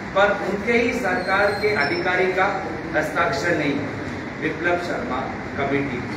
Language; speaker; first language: Hindi; non-native, local second language; Assamese